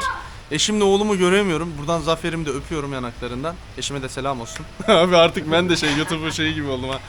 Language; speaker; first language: Turkish; native; Turkish